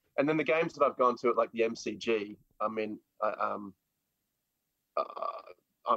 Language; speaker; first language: English; native; English